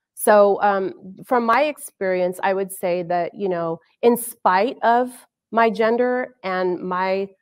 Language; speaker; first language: English; native; English